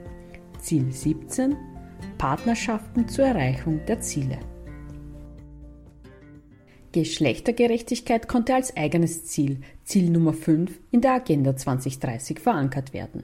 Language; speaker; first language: German; native; German